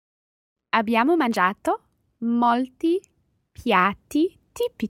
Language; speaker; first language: Italian; non-native, learner; English